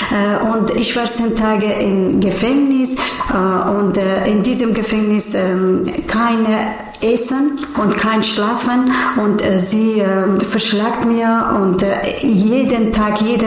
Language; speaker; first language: German; non-native, learner; Persian